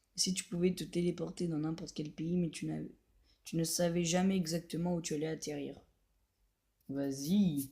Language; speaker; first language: French; native; French